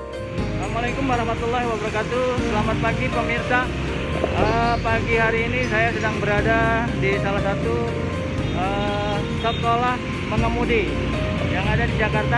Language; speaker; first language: Indonesian; native; Indonesian